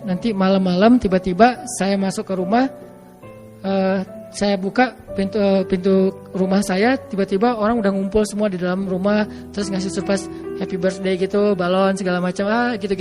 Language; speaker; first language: Indonesian; native; Indonesian